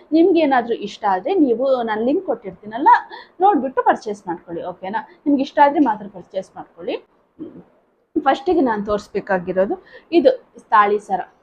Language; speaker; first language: Kannada; native; Kannada